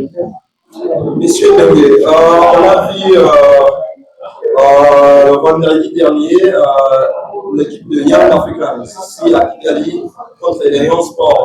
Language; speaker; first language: French; non-native, local second language; Kinyarwanda